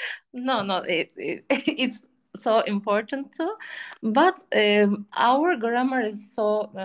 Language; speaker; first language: English; non-native, learner; Turkish